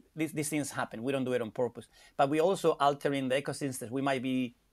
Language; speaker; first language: English; non-native, fluent; Spanish